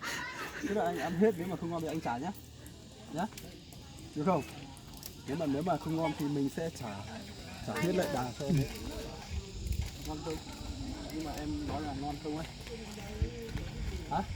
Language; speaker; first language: Vietnamese; non-native, local second language; Hmong